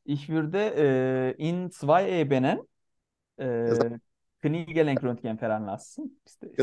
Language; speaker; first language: German; non-native, learner; Turkish